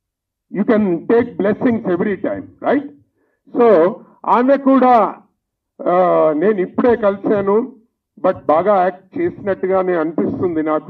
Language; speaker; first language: Telugu; native; Telugu